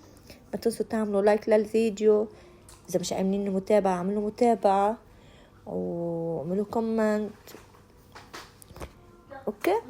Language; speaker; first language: Arabic; native; Arabic